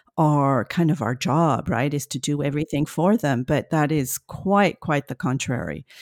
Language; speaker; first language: English; non-native, fluent; French